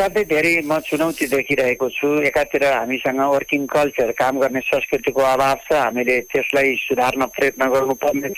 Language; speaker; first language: Nepali; native; Nepali